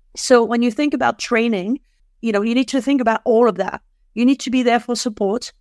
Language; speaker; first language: English; non-native, fluent; French